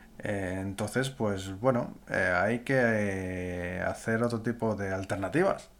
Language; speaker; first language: Spanish; native; Spanish